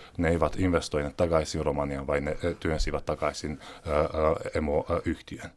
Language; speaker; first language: Finnish; non-native, fluent; Hungarian